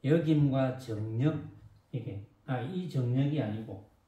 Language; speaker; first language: Korean; native; Korean